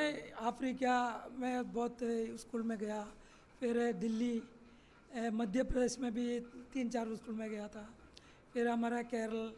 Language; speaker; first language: Hindi; non-native, learner; Malayalam